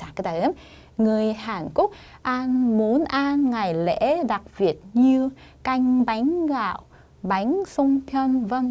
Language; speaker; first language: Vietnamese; non-native, fluent; Korean